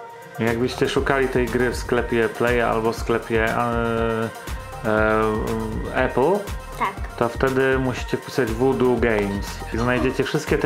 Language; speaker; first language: Polish; native; Polish